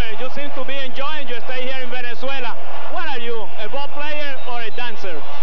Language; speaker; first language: English; non-native, fluent; Spanish